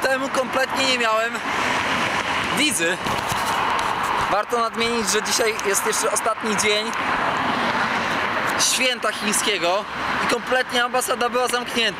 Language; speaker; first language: Polish; native; Polish